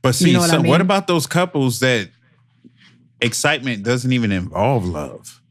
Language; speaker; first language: English; native; English